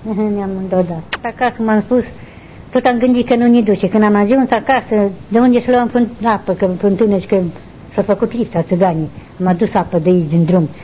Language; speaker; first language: Romanian; native; Romanian